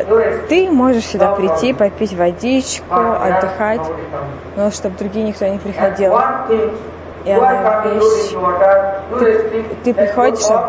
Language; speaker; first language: Russian; non-native, fluent; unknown